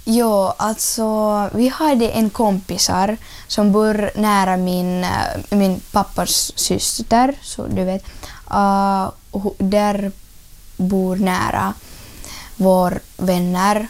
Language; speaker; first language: Swedish; non-native, learner; Ukrainian